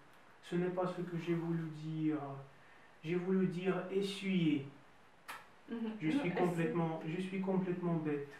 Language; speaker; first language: French; non-native, fluent; Russian